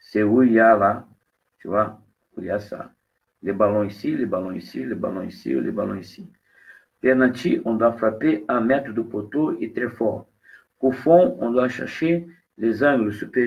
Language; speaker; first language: French; non-native, fluent; Portuguese